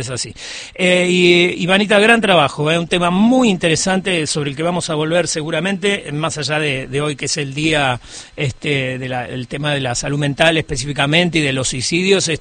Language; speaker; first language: Spanish; native; Spanish